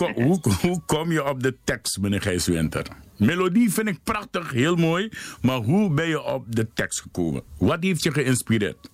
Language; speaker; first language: Dutch; native; Dutch